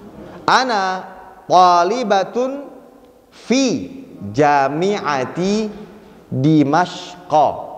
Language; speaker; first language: Arabic; non-native, fluent; Indonesian